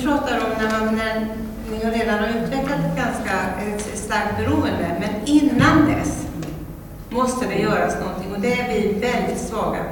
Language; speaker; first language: Swedish; native; Swedish